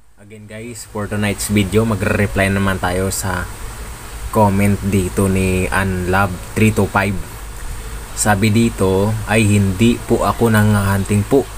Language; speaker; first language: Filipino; non-native, local second language; Hiligaynon